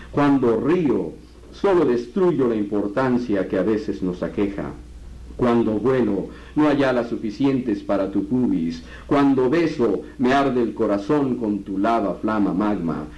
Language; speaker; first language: Spanish; native; Spanish